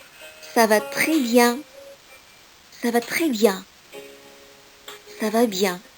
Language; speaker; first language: French; non-native, fluent; Indonesian